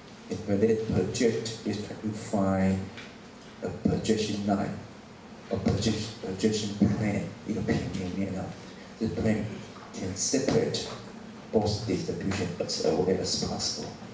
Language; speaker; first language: English; non-native, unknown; Chinese